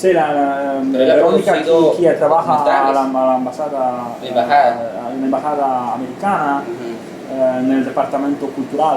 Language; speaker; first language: Spanish; non-native, learner; Romanian